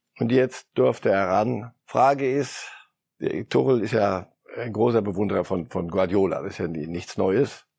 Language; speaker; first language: German; early bilingual, other home language; Polish